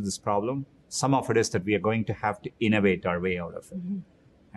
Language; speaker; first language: English; non-native, local second language; Tamil